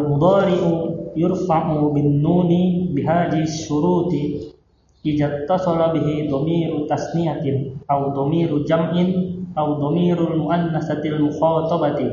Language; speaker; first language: Arabic; non-native, learner; Indonesian